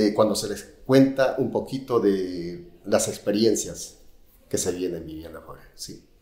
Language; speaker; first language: Spanish; native; Spanish